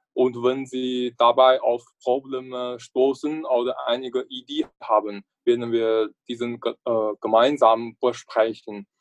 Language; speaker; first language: German; non-native, learner; Chinese